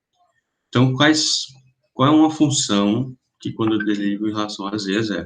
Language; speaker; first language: Portuguese; native; Portuguese